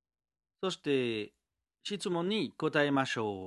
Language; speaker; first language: Japanese; non-native, learner; French